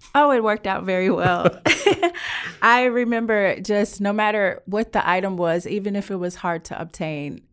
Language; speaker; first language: English; native; English